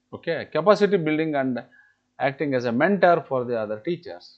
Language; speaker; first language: English; non-native, local second language; Kannada